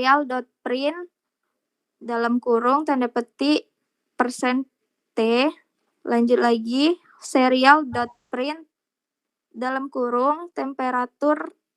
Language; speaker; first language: Indonesian; native; Indonesian